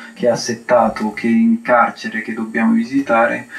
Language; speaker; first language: Italian; non-native, fluent; Amharic